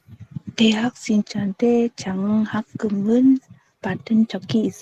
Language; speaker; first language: Korean; non-native, learner; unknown